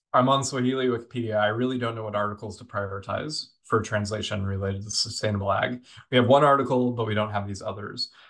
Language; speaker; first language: English; native; English